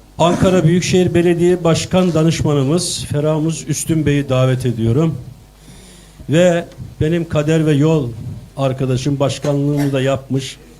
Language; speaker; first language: Turkish; native; Turkish